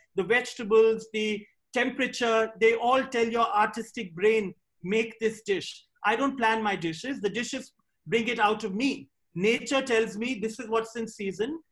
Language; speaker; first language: English; non-native, local second language; Hindi